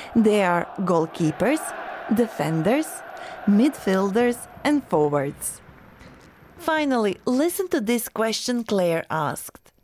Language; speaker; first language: English; non-native, fluent; Croatian